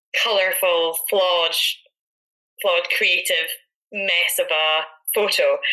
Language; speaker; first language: English; native; English